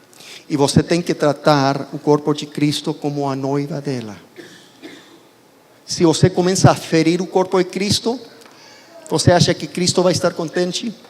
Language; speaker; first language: Portuguese; non-native, fluent; Spanish